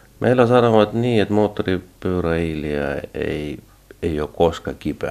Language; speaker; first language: Finnish; non-native, learner; Estonian